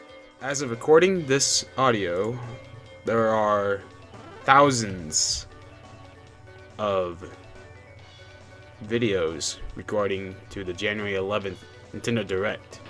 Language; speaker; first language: English; native; English